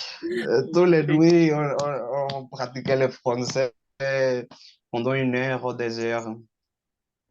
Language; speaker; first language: French; non-native, learner; Portuguese